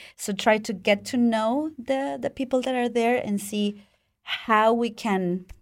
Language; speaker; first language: English; non-native, fluent; Spanish